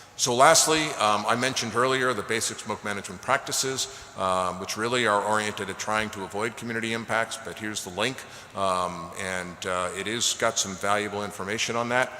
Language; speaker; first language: English; native; English